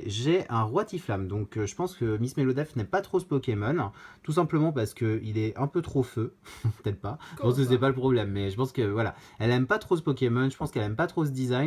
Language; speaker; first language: French; native; French